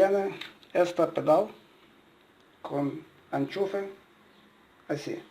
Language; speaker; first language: Spanish; non-native, learner; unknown